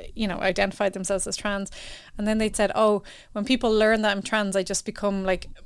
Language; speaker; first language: English; native; English